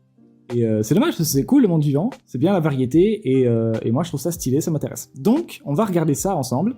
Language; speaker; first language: French; native; French